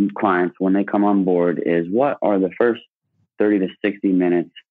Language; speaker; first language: English; native; English